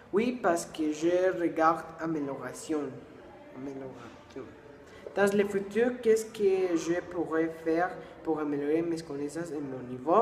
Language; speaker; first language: French; non-native, learner; Spanish